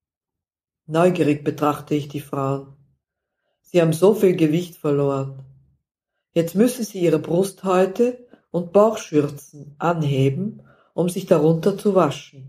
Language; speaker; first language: German; non-native, fluent; Dutch